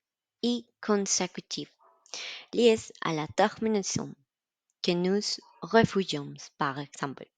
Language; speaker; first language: French; non-native, learner; Spanish